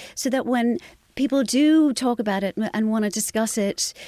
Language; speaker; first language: English; native; English